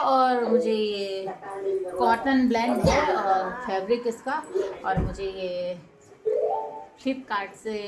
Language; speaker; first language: Hindi; native; Hindi